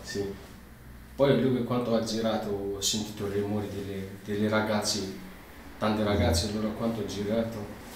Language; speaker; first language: Italian; non-native, learner; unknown